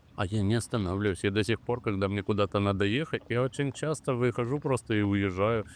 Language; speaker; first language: Russian; native; Russian